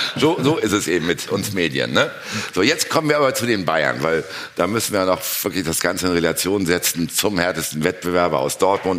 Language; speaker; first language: German; native; German